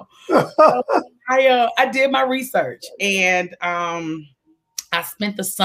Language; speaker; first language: English; native; English